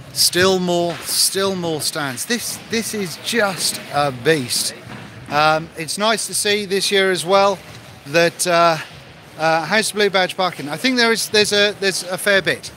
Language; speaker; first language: English; native; English